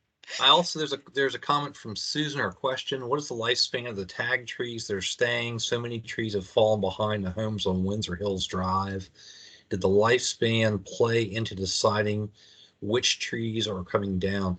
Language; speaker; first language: English; native; English